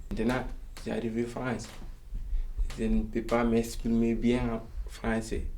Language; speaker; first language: French; non-native, local second language; Fula